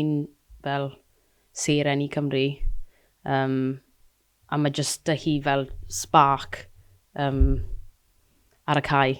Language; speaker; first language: Welsh; non-native, local second language; English